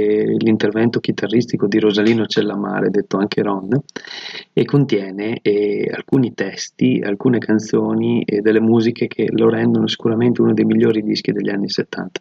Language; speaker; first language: Italian; native; Italian